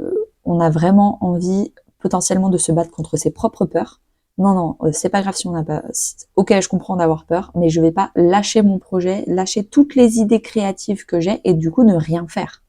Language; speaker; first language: French; native; French